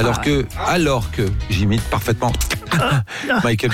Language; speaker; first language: French; native; French